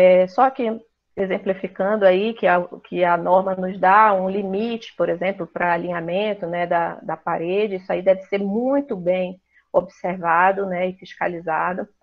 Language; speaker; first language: Portuguese; native; Portuguese